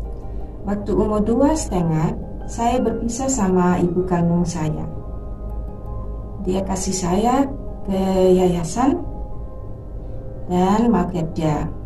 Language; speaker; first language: Indonesian; early bilingual, heritage; Dutch